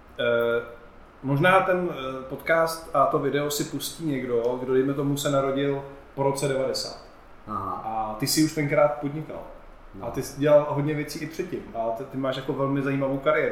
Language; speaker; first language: Czech; native; Czech